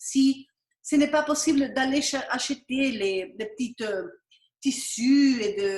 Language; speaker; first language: French; non-native, fluent; Spanish